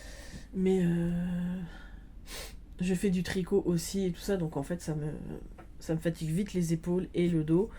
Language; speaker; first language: French; native; French